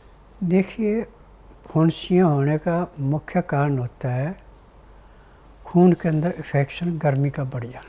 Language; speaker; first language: Hindi; native; Hindi